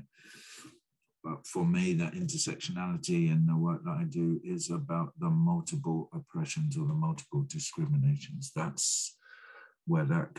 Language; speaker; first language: English; native; English